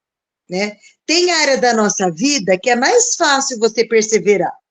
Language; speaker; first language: Portuguese; native; Portuguese